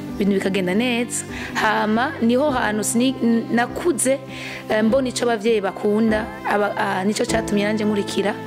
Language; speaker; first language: Rundi; native; Rundi